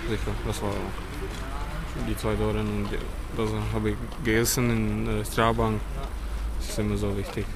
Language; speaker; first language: German; non-native, learner; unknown